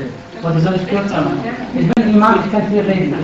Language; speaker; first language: German; non-native, fluent; Arabic